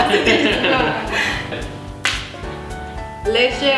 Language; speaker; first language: Spanish; non-native, learner; English